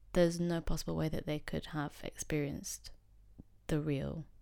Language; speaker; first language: English; native; English